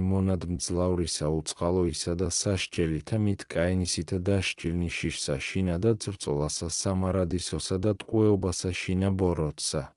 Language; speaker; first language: Georgian; native; Georgian